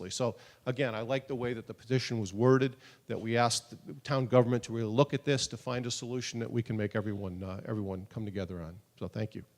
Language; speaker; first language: English; native; English